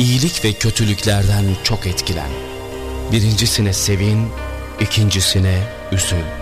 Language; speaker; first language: Turkish; native; Turkish